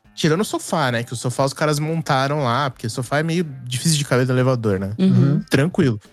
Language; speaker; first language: Portuguese; native; Portuguese